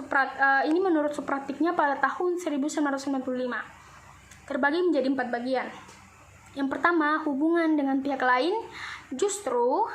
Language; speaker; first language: Indonesian; native; Indonesian